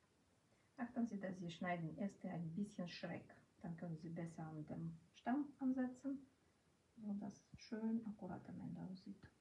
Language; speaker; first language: German; non-native, fluent; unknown